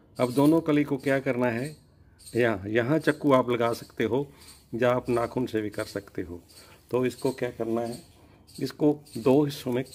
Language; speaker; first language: Hindi; non-native, local second language; Punjabi